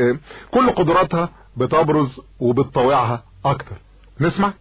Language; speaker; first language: Arabic; native; Arabic